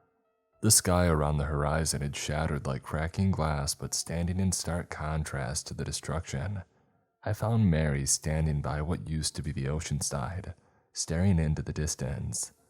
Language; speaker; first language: English; native; English